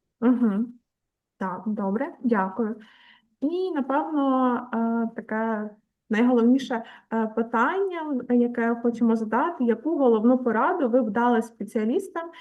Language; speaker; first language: Ukrainian; native; Ukrainian